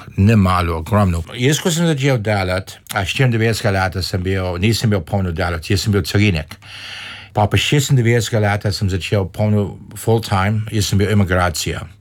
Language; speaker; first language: Slovenian; early bilingual, heritage; Slovenian